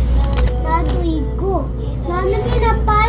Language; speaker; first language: Korean; early bilingual, other home language; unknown